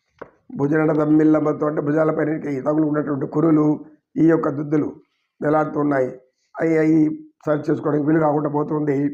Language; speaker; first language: Telugu; native; Telugu